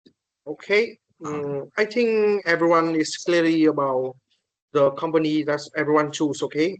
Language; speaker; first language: English; non-native, learner; Vietnamese